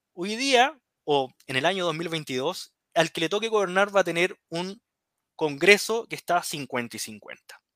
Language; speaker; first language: Spanish; native; Spanish